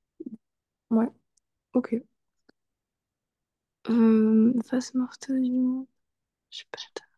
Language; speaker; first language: German; non-native, learner; French